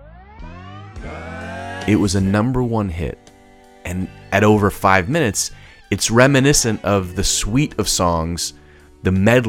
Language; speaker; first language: English; native; English